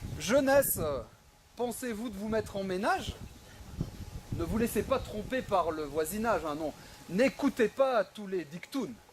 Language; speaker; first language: French; native; French